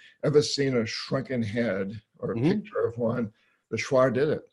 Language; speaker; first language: English; native; English